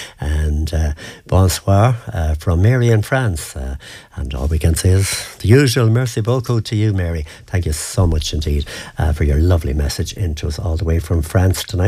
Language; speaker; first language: English; native; English